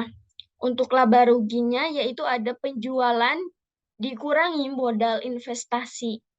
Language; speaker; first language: Indonesian; native; Indonesian